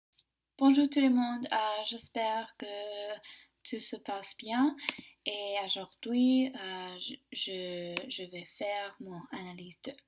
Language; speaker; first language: French; non-native, learner; English